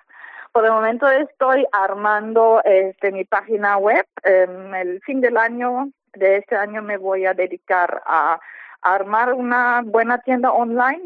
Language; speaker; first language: Spanish; non-native, fluent; German